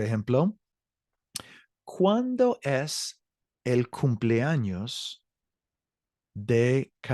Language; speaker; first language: Spanish; non-native, learner; English